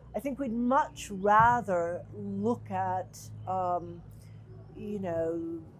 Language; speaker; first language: English; native; English